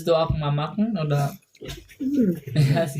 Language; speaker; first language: German; non-native, learner; Cebuano